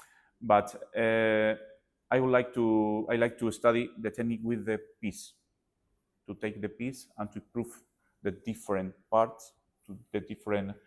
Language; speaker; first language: English; non-native, learner; Spanish